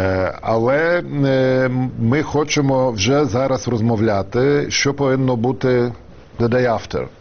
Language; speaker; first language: Ukrainian; non-native, fluent; Polish